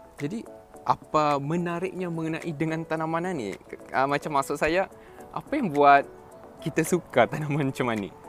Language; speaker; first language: Malay; native; Malay